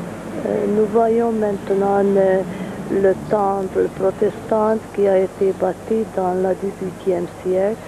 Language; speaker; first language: French; non-native, fluent; Hungarian